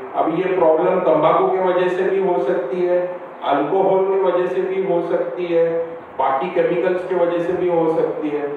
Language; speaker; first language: Hindi; non-native, local second language; Marathi